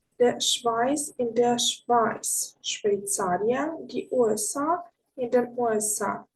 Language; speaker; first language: German; non-native, learner; Ukrainian